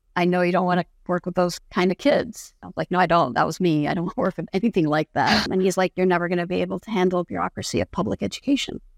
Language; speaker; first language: English; non-native, fluent; Arabic